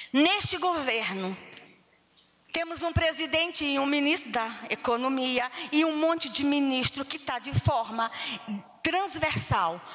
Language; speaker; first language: Portuguese; native; Portuguese